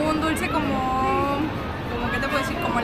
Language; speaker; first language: Spanish; native; Spanish